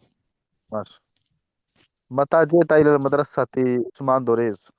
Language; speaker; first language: Arabic; non-native, fluent; Urdu